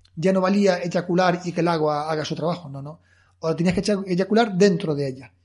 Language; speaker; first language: Spanish; native; Spanish